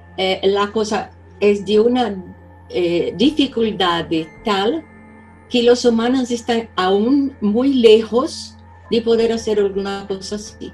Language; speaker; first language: Spanish; non-native, fluent; Portuguese